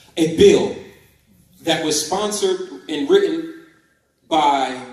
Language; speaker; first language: English; native; English